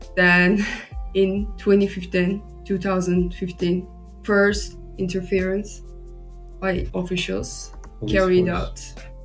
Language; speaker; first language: English; non-native, fluent; Turkish